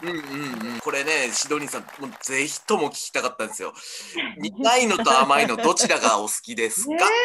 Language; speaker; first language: Japanese; native; Japanese